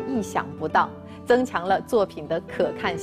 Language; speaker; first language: Chinese; native; Chinese